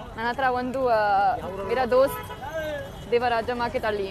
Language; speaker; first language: Kannada; non-native, learner; German